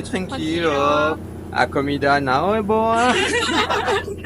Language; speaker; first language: Portuguese; non-native, learner; French